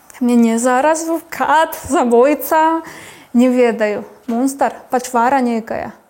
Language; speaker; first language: Belarusian; non-native, fluent; Spanish